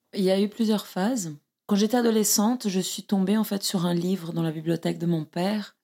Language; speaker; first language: French; non-native, fluent; Portuguese